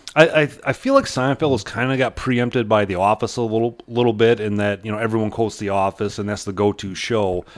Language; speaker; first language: English; native; English